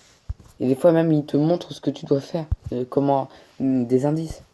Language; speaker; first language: French; native; French